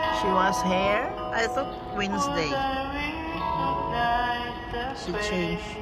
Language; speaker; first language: English; non-native, learner; Filipino